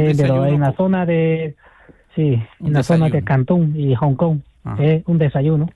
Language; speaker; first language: Spanish; non-native, fluent; Chinese